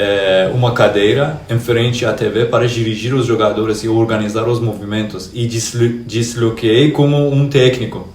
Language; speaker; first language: Portuguese; non-native, fluent; Persian